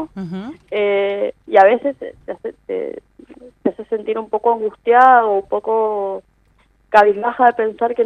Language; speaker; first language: Spanish; native; Spanish